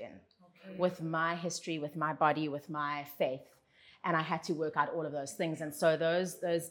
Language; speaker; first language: English; native; English